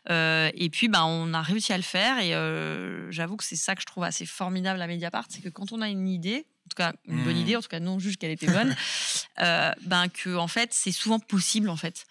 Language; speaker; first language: French; native; French